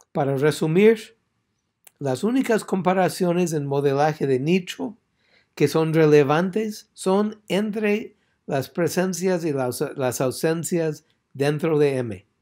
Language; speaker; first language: Spanish; non-native, fluent; English